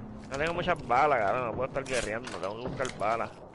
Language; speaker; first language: Spanish; early bilingual, heritage; Spanish